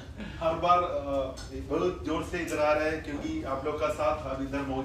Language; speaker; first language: Hindi; non-native, fluent; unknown